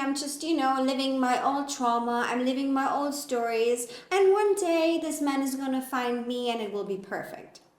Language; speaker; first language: English; non-native, fluent; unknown